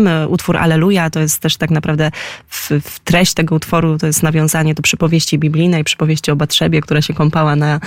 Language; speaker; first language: Polish; native; Polish